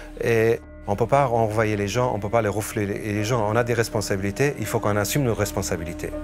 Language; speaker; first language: French; early bilingual, other home language; Persian